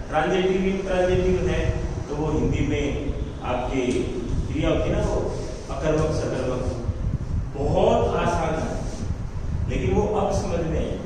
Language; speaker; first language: Hindi; native; Hindi